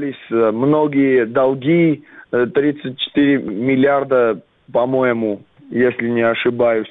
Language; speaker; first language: Russian; non-native, fluent; Armenian